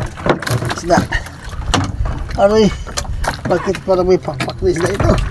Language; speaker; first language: Filipino; non-native, local second language; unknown